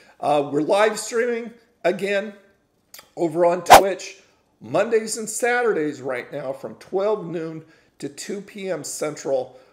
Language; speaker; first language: English; native; English